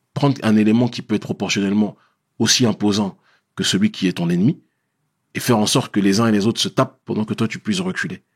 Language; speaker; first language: French; native; French